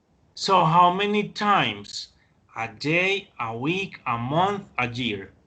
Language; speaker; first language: English; non-native, fluent; Spanish